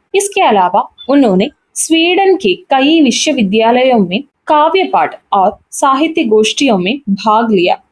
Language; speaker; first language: Hindi; non-native, local second language; Malayalam